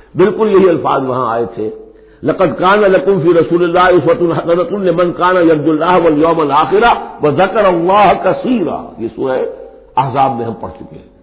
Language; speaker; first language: Urdu; native; Urdu